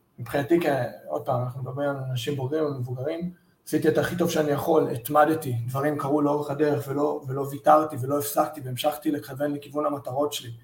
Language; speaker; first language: Hebrew; early bilingual, heritage; Hebrew